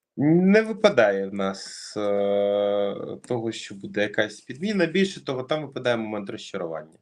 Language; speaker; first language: Ukrainian; non-native, local second language; Russian